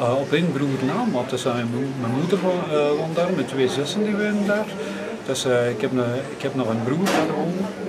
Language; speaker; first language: Dutch; non-native, local second language; French